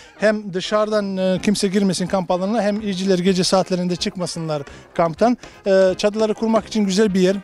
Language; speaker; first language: Turkish; non-native, fluent; Bosnian